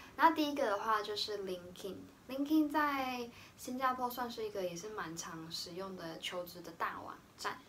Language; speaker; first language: Chinese; native; Chinese